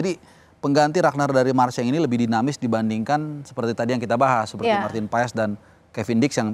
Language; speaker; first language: Indonesian; native; Indonesian